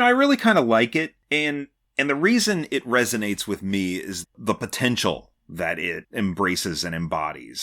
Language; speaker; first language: English; native; English